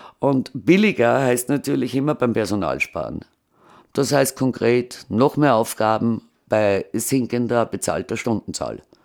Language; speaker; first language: German; native; German